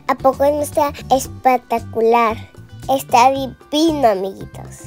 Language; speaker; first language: Spanish; native; Spanish